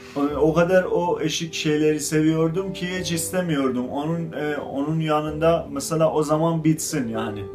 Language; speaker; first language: Turkish; non-native, fluent; Azerbaijani